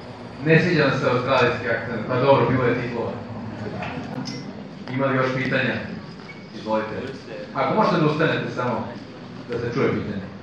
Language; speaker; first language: Serbian; native; Serbian